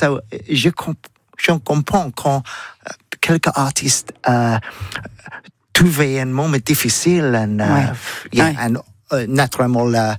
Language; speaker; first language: French; non-native, learner; English